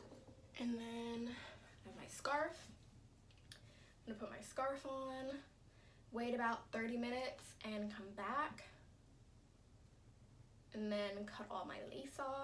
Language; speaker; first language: English; native; English